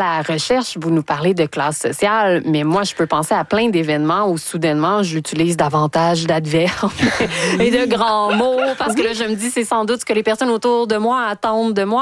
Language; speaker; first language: French; native; French